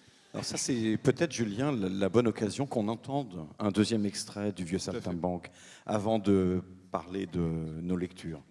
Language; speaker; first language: French; native; French